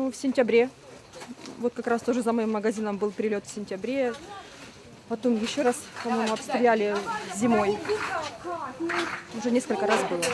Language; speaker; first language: Russian; native; Russian